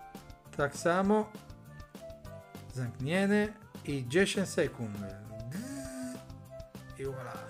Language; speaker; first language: Polish; non-native, learner; Italian